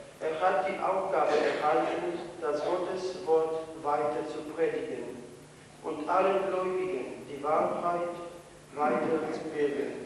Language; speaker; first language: German; non-native, learner; Polish